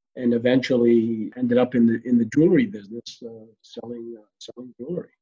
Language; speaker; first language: English; early bilingual, other home language; Hebrew